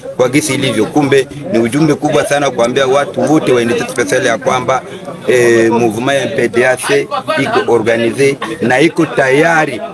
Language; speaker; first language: Swahili; native; Swahili